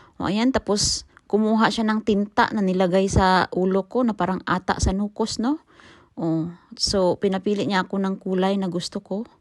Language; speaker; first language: Filipino; non-native, local second language; Cebuano